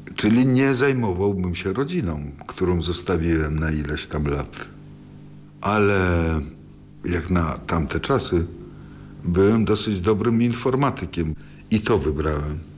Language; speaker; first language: Polish; early bilingual, other home language; Russian